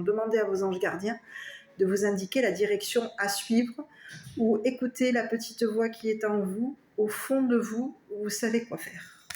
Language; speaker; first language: French; native; French